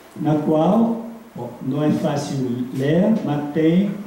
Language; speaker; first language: Portuguese; non-native, fluent; Italian